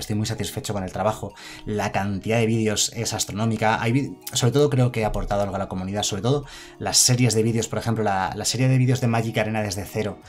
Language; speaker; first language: Spanish; native; Spanish